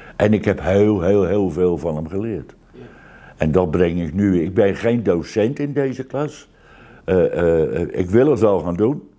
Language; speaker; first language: Dutch; native; Dutch